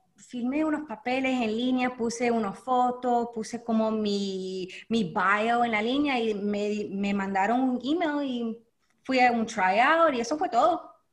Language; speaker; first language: Spanish; early bilingual, heritage; Spanish